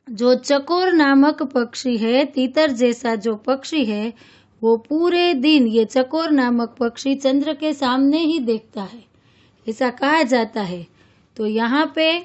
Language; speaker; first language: Hindi; non-native, local second language; Gujarati